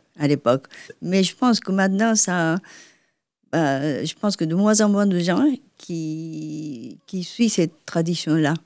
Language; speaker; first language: French; non-native, fluent; Japanese